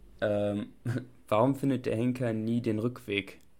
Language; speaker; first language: German; native; German